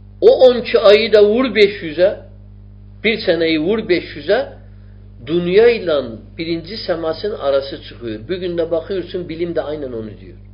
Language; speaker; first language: Turkish; non-native, fluent; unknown